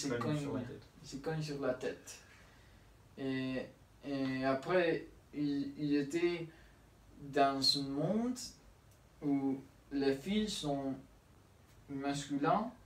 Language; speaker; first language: French; non-native, learner; Spanish